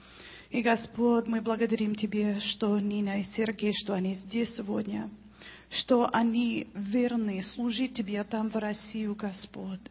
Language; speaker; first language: Russian; non-native, learner; English